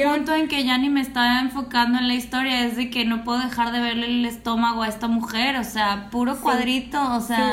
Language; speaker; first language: Spanish; native; Spanish